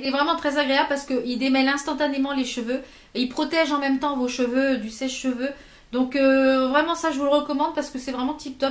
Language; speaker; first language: French; native; French